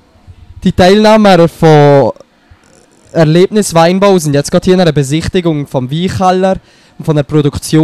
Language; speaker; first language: German; native; German